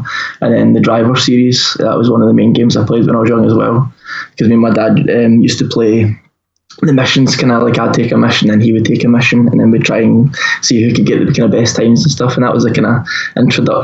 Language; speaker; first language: English; native; English